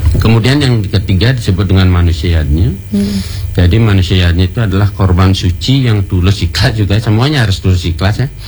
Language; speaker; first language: Malay; non-native, local second language; Balinese